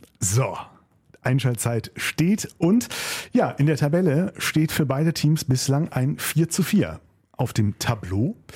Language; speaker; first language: German; native; German